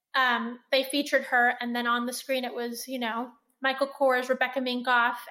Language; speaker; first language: English; native; English